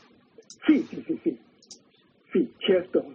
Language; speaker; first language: Italian; non-native, learner; Chinese